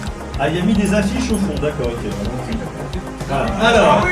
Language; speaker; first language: French; native; French